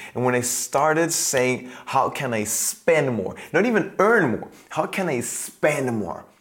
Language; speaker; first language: English; non-native, fluent; French